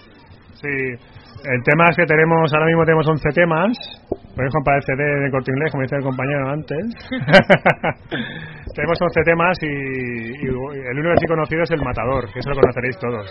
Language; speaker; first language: Spanish; native; Spanish